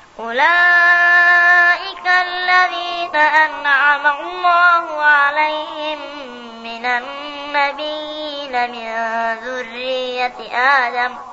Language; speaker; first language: Arabic; native; Arabic